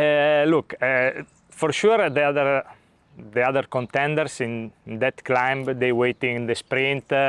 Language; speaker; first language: English; non-native, learner; Italian